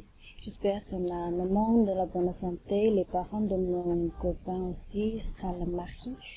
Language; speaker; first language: French; non-native, learner; Chinese